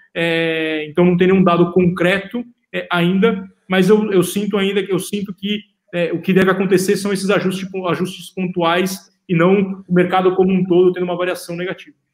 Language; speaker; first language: Portuguese; native; Portuguese